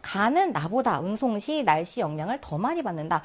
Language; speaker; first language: Korean; native; Korean